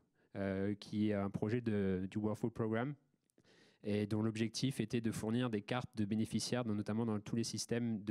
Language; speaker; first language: French; native; French